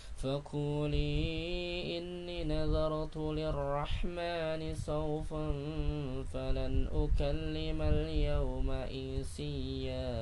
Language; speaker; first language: Arabic; non-native, fluent; Indonesian